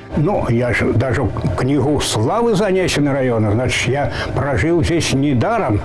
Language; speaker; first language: Russian; native; Russian